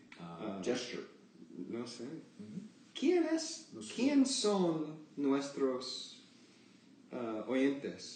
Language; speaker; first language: Spanish; non-native, learner; English